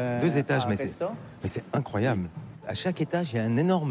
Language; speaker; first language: French; native; French